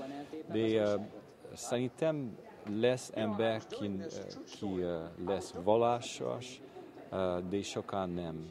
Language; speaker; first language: Hungarian; non-native, fluent; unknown